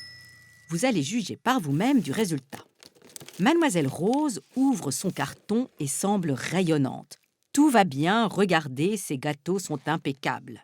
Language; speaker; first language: French; native; French